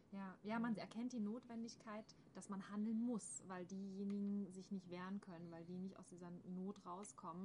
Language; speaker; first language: German; native; German